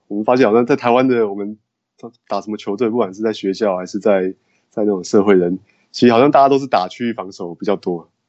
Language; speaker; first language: Chinese; native; Chinese